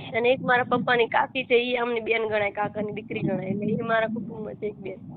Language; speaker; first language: Gujarati; native; Gujarati